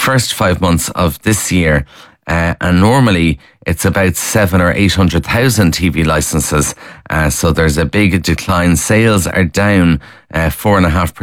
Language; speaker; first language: English; native; English